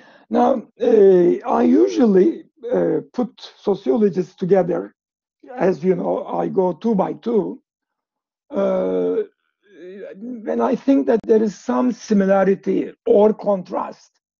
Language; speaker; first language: English; non-native, fluent; Turkish